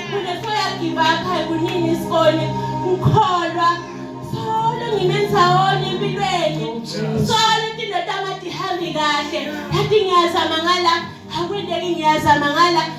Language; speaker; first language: Zulu; non-native, local second language; Swati